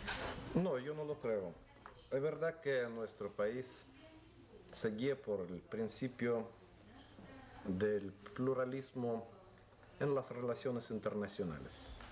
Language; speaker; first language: Spanish; non-native, fluent; Russian